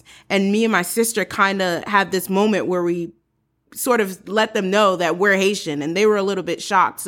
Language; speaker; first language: English; early bilingual, other home language; Haitian Creole